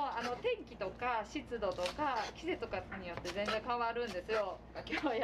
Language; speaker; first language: Japanese; native; Japanese